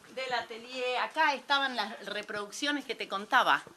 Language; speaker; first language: Spanish; native; Spanish